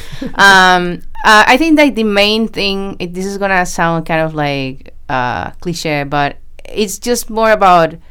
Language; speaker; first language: English; non-native, fluent; Spanish